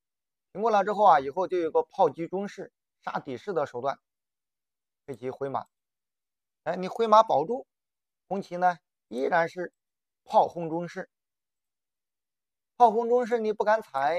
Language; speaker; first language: Chinese; native; Chinese